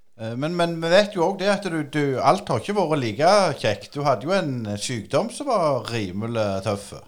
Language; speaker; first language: Norwegian; native; Norwegian